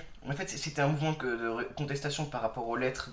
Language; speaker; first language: French; native; French